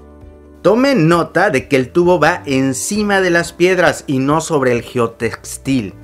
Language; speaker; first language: Spanish; native; Spanish